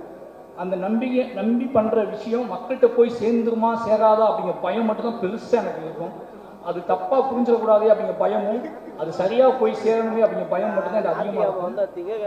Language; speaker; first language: Tamil; native; Tamil